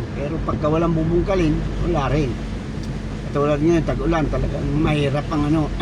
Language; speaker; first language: Filipino; non-native, local second language; Iloko